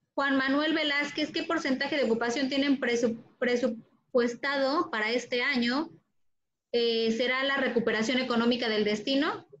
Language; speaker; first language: Spanish; native; Spanish